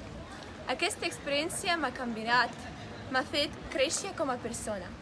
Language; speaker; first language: Catalan; non-native, learner; Russian